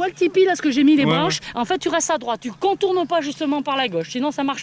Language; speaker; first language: French; native; French